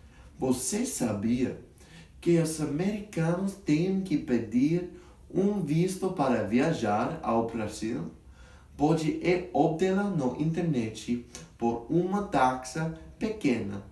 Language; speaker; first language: Portuguese; non-native, learner; English